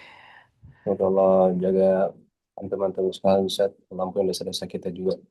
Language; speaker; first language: Indonesian; native; Indonesian